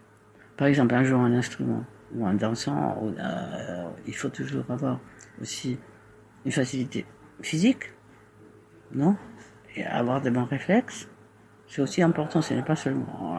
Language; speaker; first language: French; non-native, fluent; Spanish